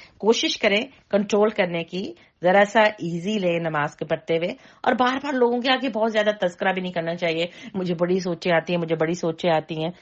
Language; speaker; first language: Urdu; native; Urdu